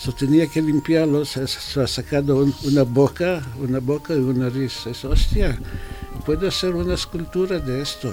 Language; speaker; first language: Spanish; non-native, fluent; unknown